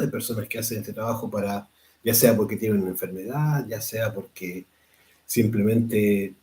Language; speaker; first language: Spanish; native; Spanish